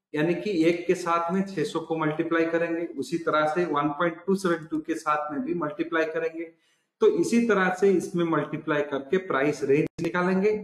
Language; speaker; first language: Hindi; non-native, local second language; Odia